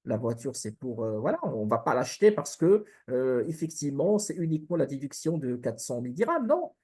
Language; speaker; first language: French; non-native, local second language; Arabic